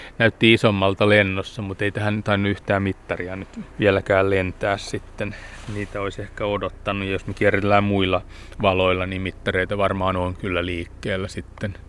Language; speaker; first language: Finnish; native; Finnish